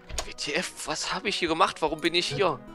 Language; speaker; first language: German; native; German